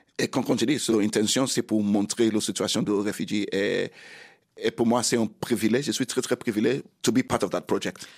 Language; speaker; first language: French; non-native, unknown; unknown